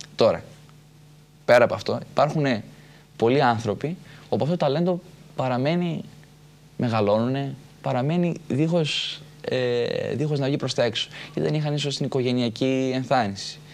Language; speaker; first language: Greek; native; Greek